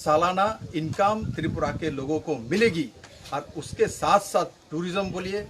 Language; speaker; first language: Hindi; non-native, local second language; Bangla